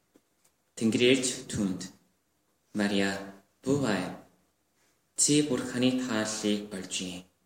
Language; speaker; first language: Mongolian; non-native, learner; Korean